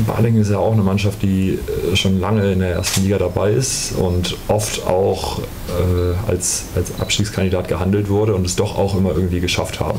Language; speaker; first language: German; native; German